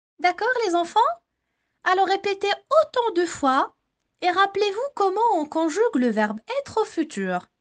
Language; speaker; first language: French; non-native, local second language; Arabic